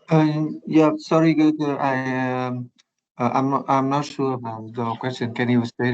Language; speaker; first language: English; non-native, learner; Vietnamese